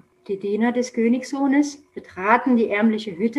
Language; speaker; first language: German; non-native, fluent; Romanian